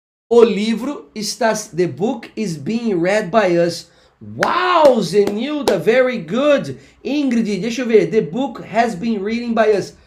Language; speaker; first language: English; non-native, fluent; Portuguese